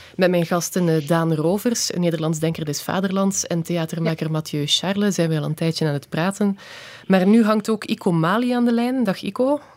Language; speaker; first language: Dutch; native; Dutch